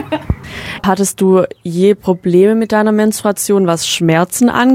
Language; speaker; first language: German; native; German